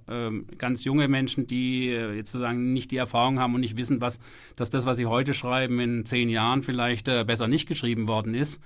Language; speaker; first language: German; native; German